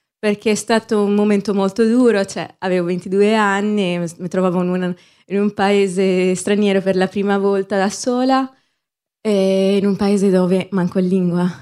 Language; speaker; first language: Italian; non-native, fluent; Arabic